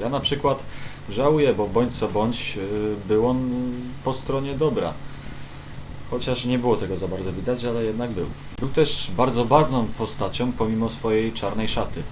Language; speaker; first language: Polish; native; Polish